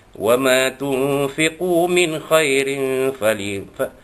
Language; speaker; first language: Arabic; non-native, learner; Malay